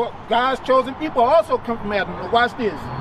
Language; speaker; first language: English; native; English